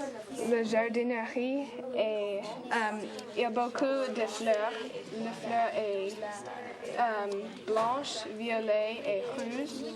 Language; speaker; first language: French; non-native, learner; English